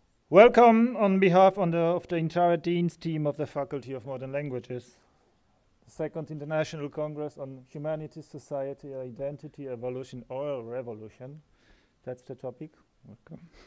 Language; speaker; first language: English; non-native, fluent; Polish